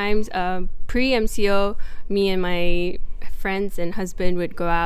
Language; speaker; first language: English; non-native, local second language; Malay